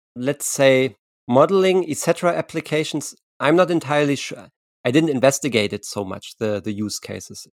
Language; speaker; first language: English; non-native, fluent; German